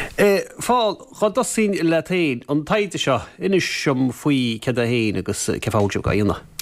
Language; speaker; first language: Irish; native; Irish